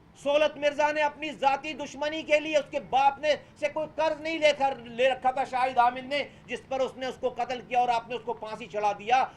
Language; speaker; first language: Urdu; native; Urdu